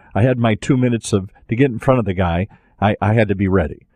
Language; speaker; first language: English; native; English